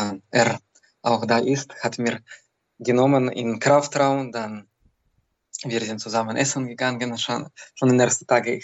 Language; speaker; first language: German; non-native, fluent; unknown